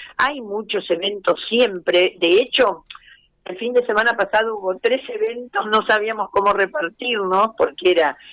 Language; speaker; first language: Spanish; native; Spanish